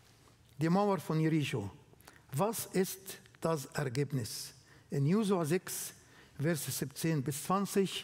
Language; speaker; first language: German; non-native, learner; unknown